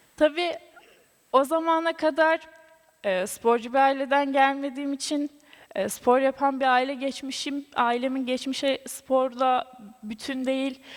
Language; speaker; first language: Turkish; native; Turkish